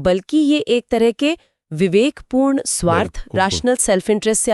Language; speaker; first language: Hindi; native; Hindi